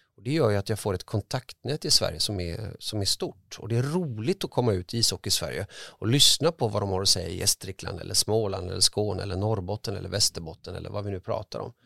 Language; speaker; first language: Swedish; early bilingual, other home language; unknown